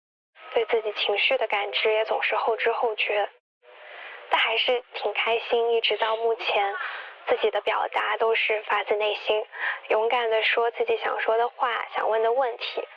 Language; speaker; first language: Chinese; native; Chinese